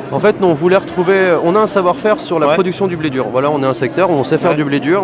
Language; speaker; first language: French; native; French